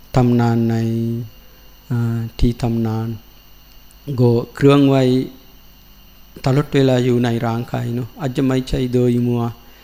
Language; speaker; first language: Thai; non-native, learner; Sinhala